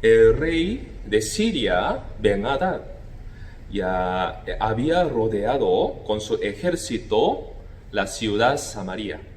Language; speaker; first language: Spanish; non-native, fluent; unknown